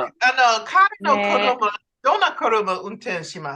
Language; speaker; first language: Japanese; non-native, learner; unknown